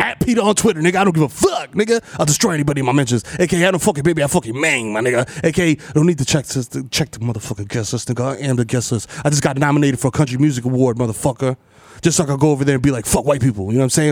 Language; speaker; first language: English; early bilingual, other home language; Spanish